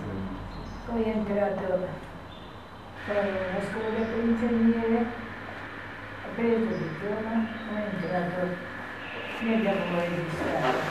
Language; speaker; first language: Italian; non-native, learner; Albanian